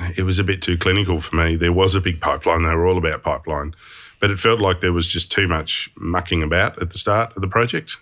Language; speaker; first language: English; native; English